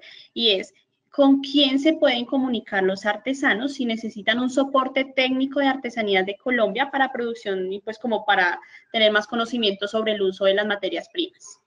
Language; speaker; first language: Spanish; native; Spanish